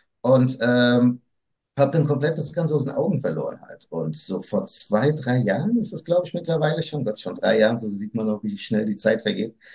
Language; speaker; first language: German; early bilingual, other home language; Portuguese